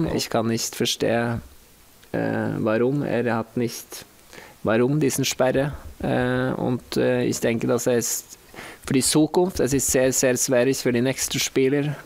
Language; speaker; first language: German; non-native, learner; Norwegian